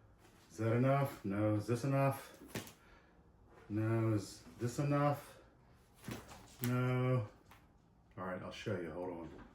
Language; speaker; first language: English; native; English